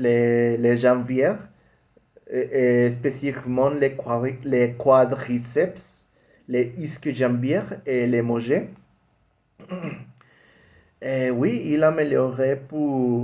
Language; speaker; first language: French; non-native, learner; Spanish